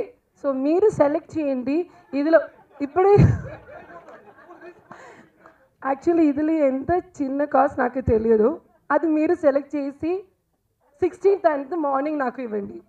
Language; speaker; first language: Telugu; non-native, learner; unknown